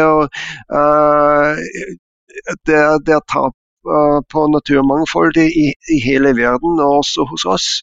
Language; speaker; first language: Norwegian; non-native, fluent; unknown